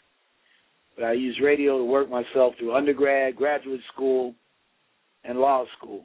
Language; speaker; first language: English; native; English